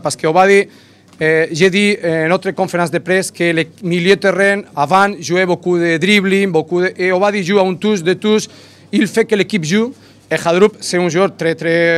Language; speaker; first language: French; non-native, learner; Spanish